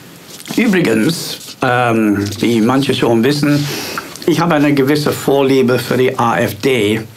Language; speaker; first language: German; non-native, fluent; English